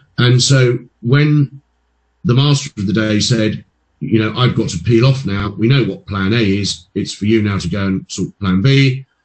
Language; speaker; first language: English; native; English